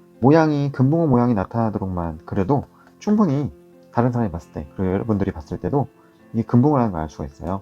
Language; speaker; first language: Korean; native; Korean